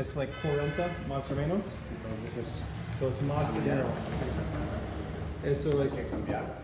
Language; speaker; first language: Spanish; non-native, learner; English